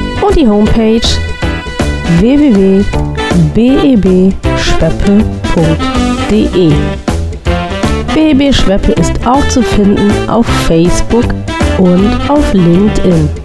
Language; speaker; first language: German; native; German